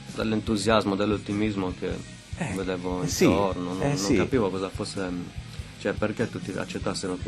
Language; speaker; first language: Italian; native; Italian